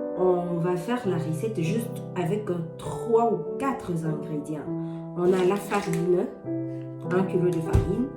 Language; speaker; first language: French; non-native, local second language; Lingala